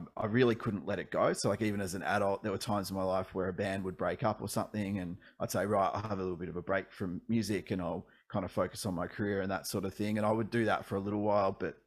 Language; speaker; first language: English; native; English